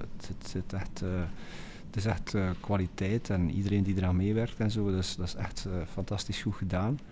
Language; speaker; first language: Dutch; native; Dutch